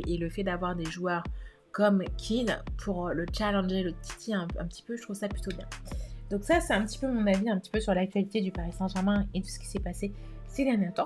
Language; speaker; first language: French; native; French